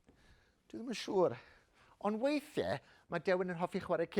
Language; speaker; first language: Welsh; native; Welsh